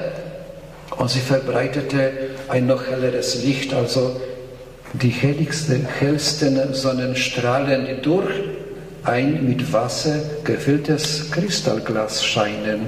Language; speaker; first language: German; non-native, fluent; Polish